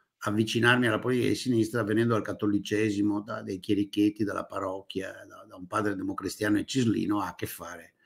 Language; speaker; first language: Italian; native; Italian